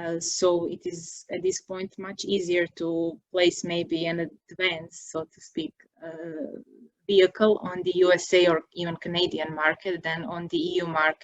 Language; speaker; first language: English; non-native, fluent; Croatian